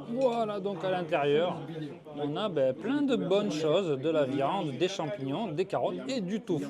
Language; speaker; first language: French; native; French